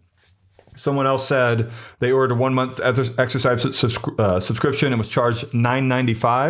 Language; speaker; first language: English; native; English